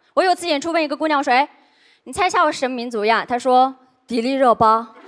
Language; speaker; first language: Chinese; non-native, local second language; Uyghur